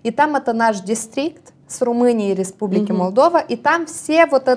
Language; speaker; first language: Russian; non-native, local second language; Romanian